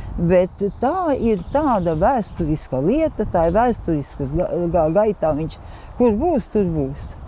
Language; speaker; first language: Latvian; native; Latvian